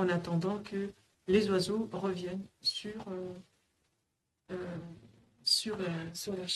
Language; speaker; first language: French; native; French